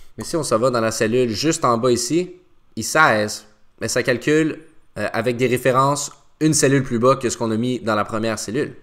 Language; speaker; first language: French; native; French